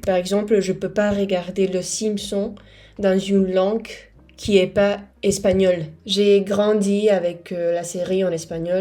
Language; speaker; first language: French; non-native, fluent; Spanish